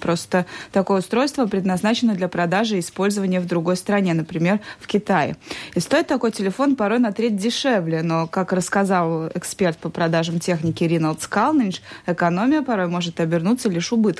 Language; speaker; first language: Russian; native; Russian